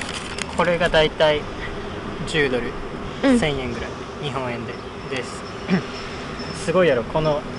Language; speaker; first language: Japanese; native; Japanese